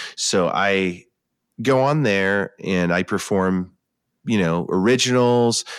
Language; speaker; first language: English; native; English